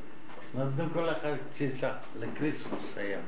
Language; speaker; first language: Hebrew; non-native, fluent; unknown